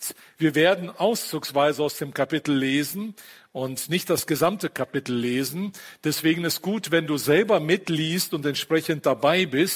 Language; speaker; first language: German; native; German